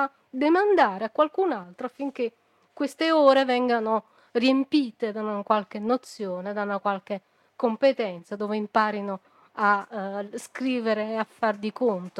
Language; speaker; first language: Italian; native; Italian